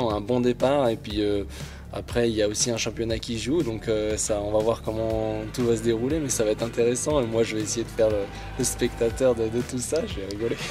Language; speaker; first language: French; native; French